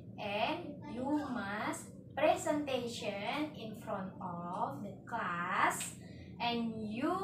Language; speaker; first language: English; non-native, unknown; Indonesian